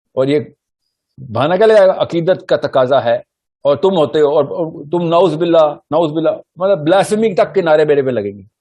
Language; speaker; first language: Urdu; early bilingual, heritage; Urdu